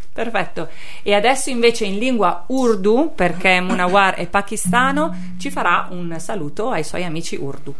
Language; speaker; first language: Italian; native; Italian